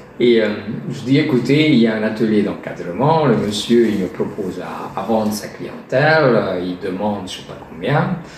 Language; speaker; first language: French; non-native, fluent; Hungarian